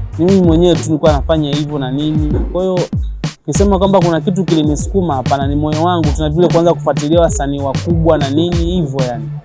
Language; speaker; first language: Swahili; native; Swahili